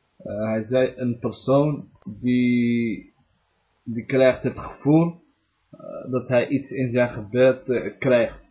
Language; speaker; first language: Dutch; early bilingual, other home language; Arabic